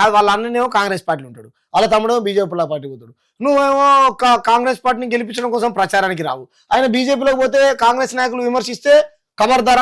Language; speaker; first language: Telugu; native; Telugu